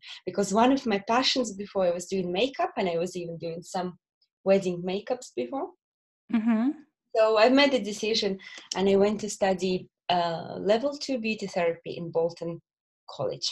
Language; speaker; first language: English; non-native, fluent; Russian